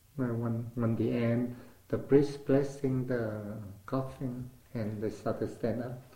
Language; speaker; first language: English; non-native, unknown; Vietnamese